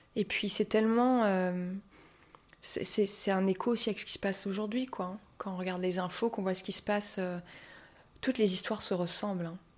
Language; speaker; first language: French; native; French